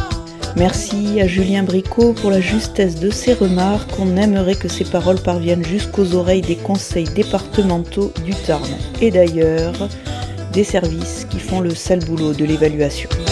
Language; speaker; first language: French; native; French